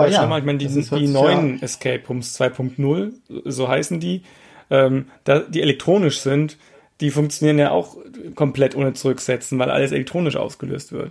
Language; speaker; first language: German; native; German